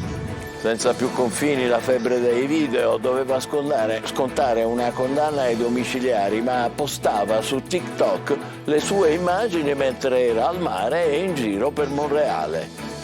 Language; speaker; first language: Italian; native; Italian